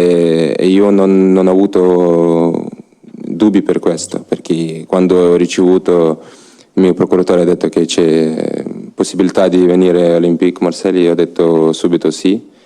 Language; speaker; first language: Italian; non-native, learner; Ukrainian